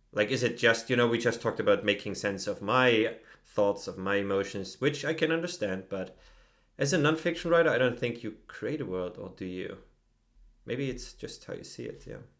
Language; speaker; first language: English; non-native, fluent; German